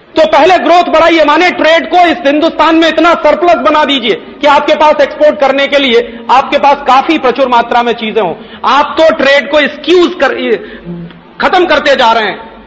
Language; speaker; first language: Hindi; native; Hindi